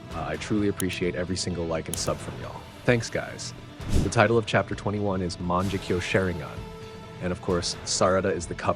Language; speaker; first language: English; non-native, fluent; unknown